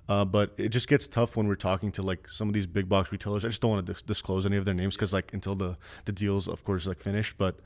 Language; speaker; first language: English; native; English